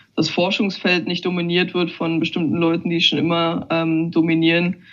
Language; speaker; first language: German; native; German